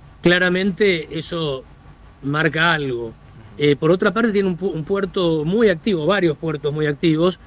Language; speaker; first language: Spanish; native; Spanish